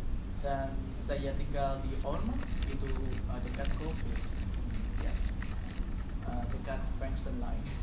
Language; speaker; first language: Indonesian; non-native, learner; Vietnamese